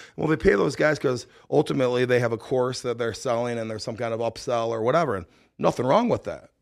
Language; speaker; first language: English; native; English